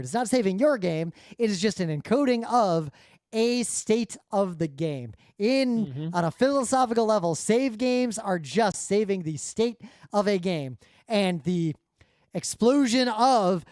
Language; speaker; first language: English; native; English